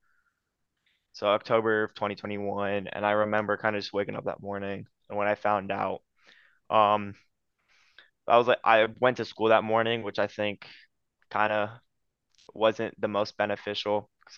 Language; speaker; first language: English; native; English